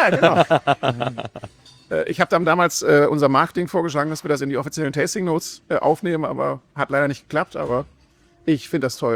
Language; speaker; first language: German; native; German